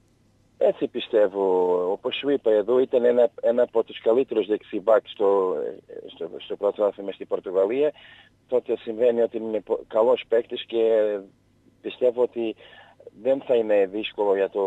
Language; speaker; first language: Greek; non-native, learner; Portuguese